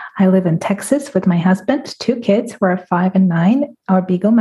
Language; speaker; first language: English; non-native, fluent; Russian